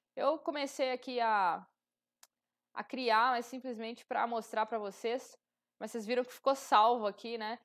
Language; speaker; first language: Portuguese; native; Portuguese